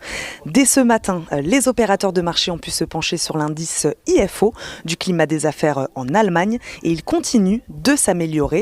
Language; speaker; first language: French; native; French